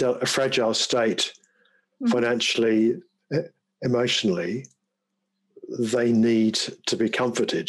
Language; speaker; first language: English; native; English